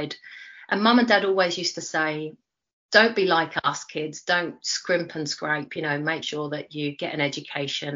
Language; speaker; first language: English; native; English